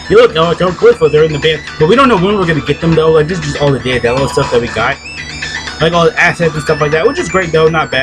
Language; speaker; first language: English; native; English